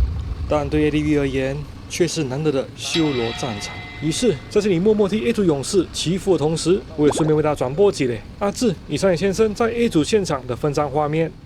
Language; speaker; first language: Chinese; native; Chinese